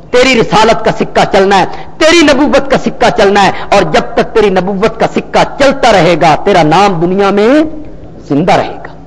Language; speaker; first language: Urdu; non-native, local second language; Punjabi